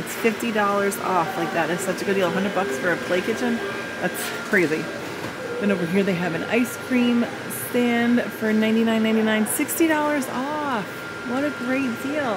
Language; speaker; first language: English; native; English